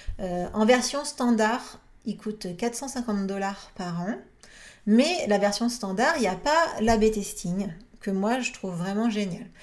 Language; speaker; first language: French; native; French